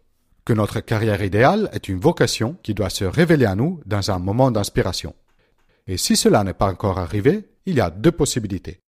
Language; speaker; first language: French; non-native, fluent; Italian